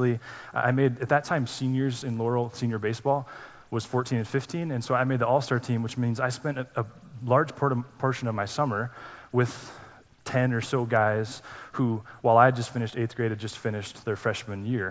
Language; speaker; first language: English; native; English